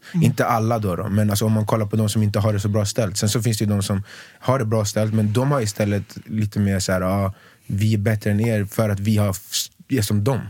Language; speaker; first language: Swedish; early bilingual, other home language; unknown